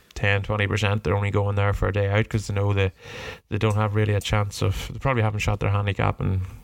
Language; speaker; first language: English; native; English